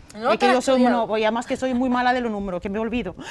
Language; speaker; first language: Spanish; non-native, fluent; Swedish